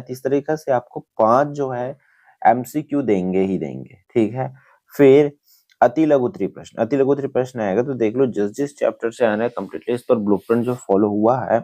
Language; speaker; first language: Hindi; native; Hindi